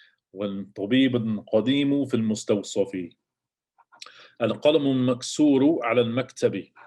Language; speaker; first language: Arabic; non-native, fluent; English